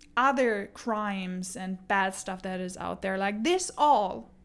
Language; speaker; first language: English; non-native, fluent; German